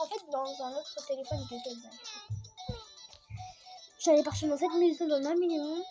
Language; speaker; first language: French; native; French